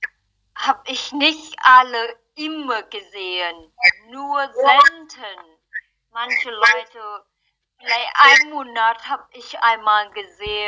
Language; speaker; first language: German; non-native, learner; Vietnamese